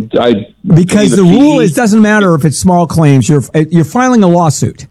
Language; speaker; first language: English; native; English